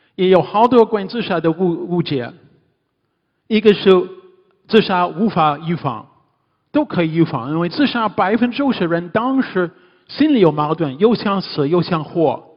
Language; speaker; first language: Chinese; non-native, fluent; English